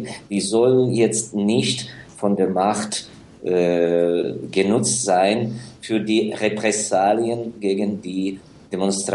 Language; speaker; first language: German; non-native, fluent; Ukrainian